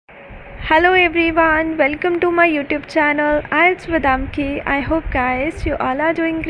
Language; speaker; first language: English; non-native, local second language; Punjabi